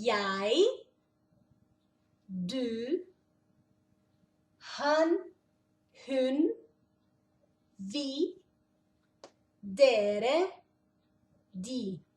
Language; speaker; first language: Norwegian; non-native, fluent; Portuguese